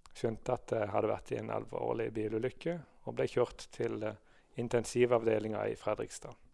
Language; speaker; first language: Norwegian; native; Norwegian